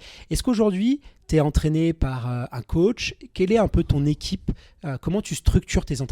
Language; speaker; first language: French; native; French